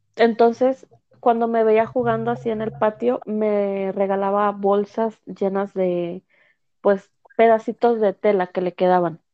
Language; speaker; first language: Spanish; native; Spanish